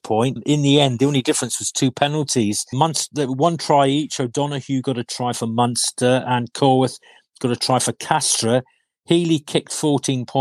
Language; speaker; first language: English; non-native, local second language; Welsh